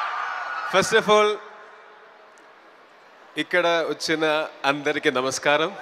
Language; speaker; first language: Telugu; non-native, learner; Malayalam